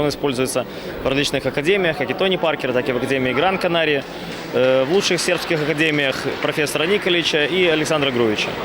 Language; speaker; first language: Russian; native; Russian